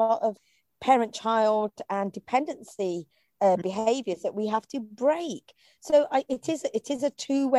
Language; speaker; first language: English; native; English